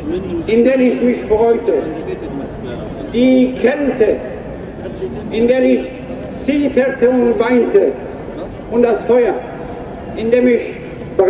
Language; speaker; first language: German; non-native, fluent; Persian